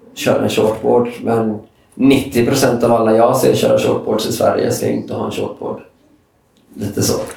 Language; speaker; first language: Swedish; native; Swedish